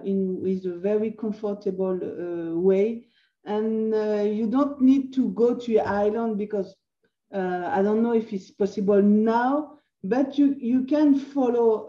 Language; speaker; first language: English; non-native, learner; French